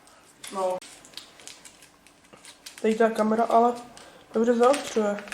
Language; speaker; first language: Czech; native; Czech